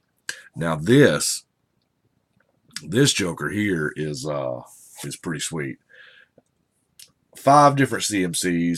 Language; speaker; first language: English; native; English